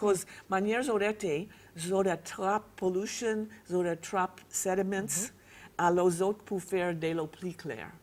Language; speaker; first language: Haitian Creole; non-native, fluent; English